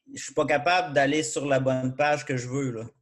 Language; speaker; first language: French; native; French